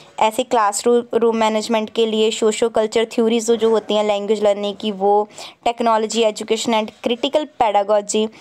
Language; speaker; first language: Hindi; non-native, local second language; Punjabi